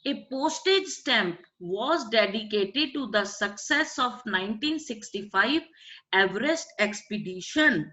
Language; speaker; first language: English; non-native, local second language; Punjabi